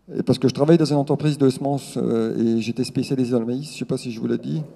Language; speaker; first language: French; non-native, local second language; Swiss German